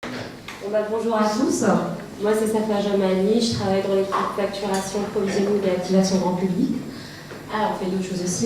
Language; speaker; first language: French; native; French